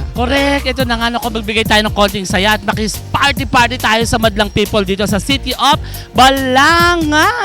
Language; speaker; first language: Filipino; native; Filipino